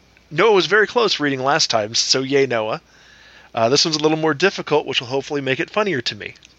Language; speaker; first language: English; native; English